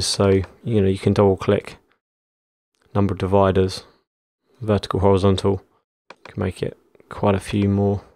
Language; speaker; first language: English; native; English